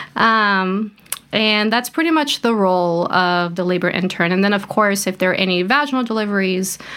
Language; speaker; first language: English; early bilingual, other home language; Portuguese